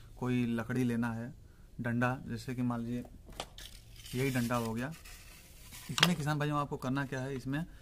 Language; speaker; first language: Hindi; native; Hindi